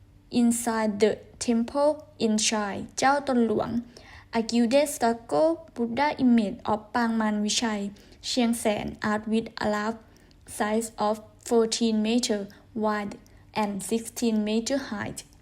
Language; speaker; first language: English; non-native, learner; Thai